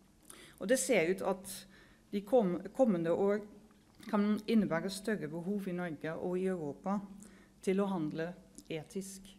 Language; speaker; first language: Norwegian; non-native, fluent; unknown